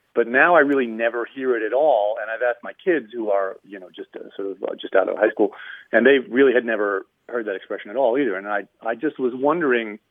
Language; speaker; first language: English; native; English